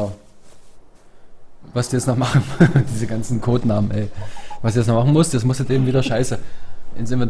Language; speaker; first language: German; native; German